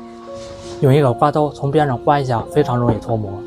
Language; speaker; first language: Chinese; native; Chinese